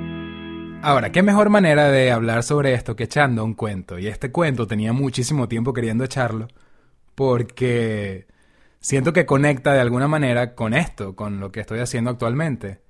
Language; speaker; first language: Spanish; native; Spanish